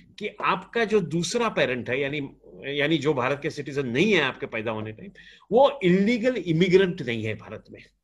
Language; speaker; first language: Hindi; non-native, local second language; Gujarati